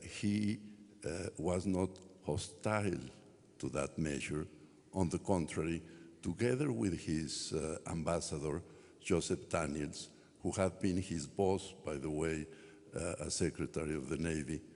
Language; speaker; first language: English; non-native, fluent; Spanish